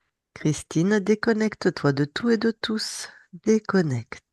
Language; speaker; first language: French; native; French